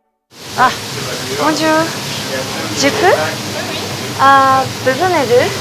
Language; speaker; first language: French; non-native, learner; Japanese